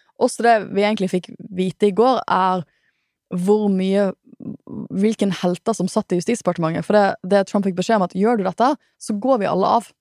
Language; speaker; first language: Norwegian; native; Norwegian